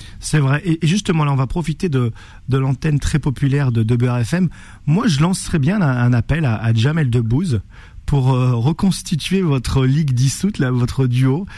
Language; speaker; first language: French; native; French